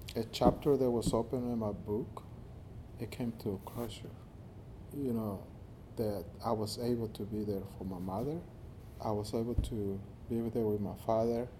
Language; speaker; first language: English; non-native, fluent; Spanish